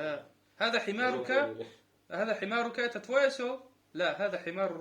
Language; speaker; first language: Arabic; non-native, fluent; Russian